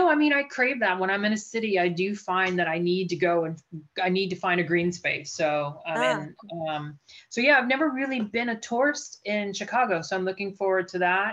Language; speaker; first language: English; native; English